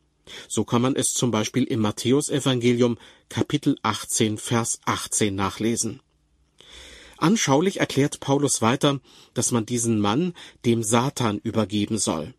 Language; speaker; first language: German; native; German